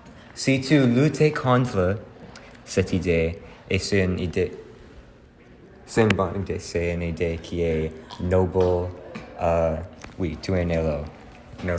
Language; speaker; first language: French; non-native, learner; English